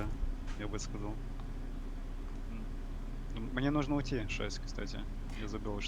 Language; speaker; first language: Russian; non-native, learner; English